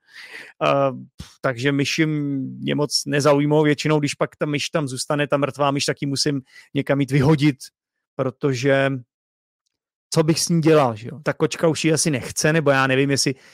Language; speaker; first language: Czech; native; Czech